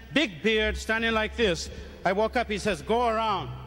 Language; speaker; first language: English; native; English